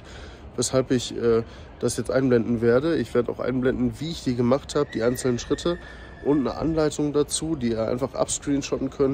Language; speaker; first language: German; native; German